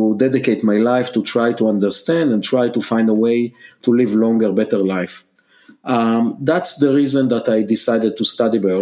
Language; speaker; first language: English; non-native, fluent; Hebrew